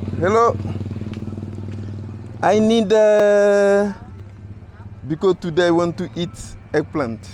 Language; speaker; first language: English; non-native, learner; French